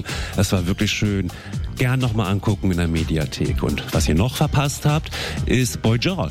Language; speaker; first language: German; native; German